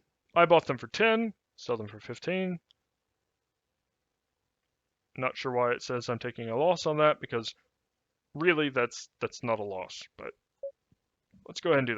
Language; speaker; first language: English; native; English